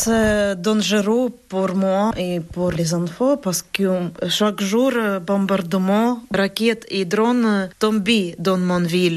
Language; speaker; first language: French; non-native, learner; Ukrainian